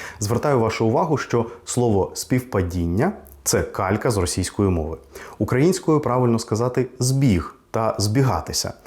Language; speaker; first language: Ukrainian; non-native, local second language; Russian